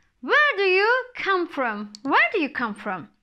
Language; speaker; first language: English; non-native, fluent; Turkish